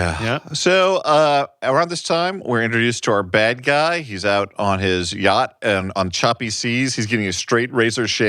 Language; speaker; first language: English; native; English